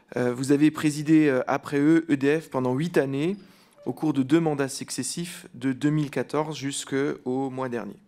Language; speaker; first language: French; native; French